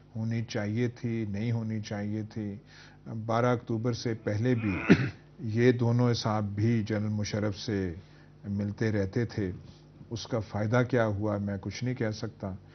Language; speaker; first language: Urdu; non-native, local second language; Punjabi